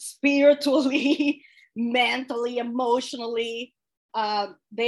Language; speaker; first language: English; non-native, fluent; Spanish